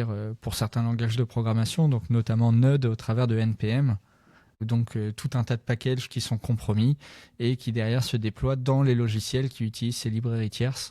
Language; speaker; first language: French; native; French